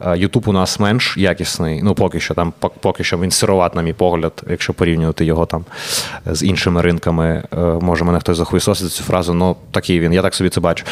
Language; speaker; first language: Ukrainian; non-native, local second language; Russian